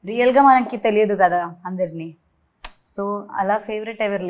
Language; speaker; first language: Telugu; non-native, learner; Malayalam